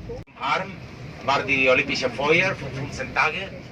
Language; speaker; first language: German; non-native, learner; Catalan